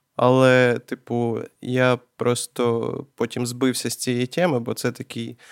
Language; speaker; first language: Ukrainian; non-native, local second language; Russian